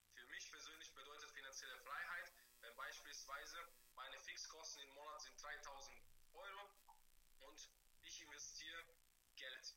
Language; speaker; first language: German; non-native, fluent; Bulgarian